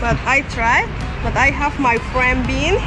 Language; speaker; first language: English; non-native, learner; Spanish